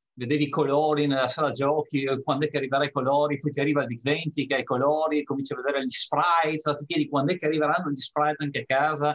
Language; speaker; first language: Italian; native; Italian